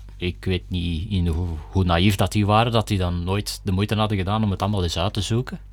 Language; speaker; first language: Dutch; native; Dutch